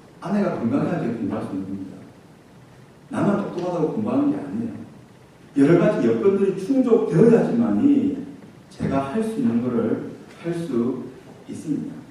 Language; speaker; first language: Korean; native; Korean